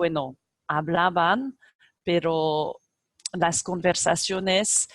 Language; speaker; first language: Spanish; non-native, fluent; French